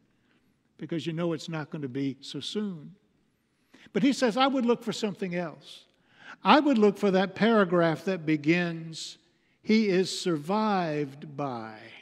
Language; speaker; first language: English; native; English